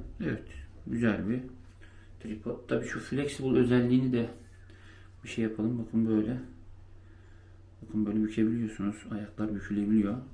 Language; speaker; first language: Turkish; native; Turkish